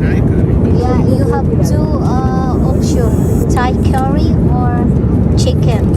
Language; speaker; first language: English; non-native, local second language; Filipino